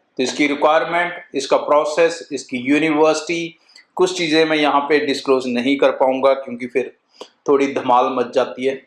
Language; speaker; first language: Hindi; non-native, local second language; Punjabi